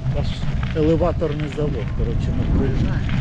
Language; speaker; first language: Ukrainian; native; Ukrainian